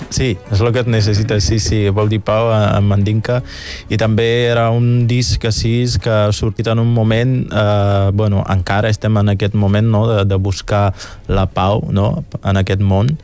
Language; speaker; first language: Catalan; non-native, fluent; Mandingo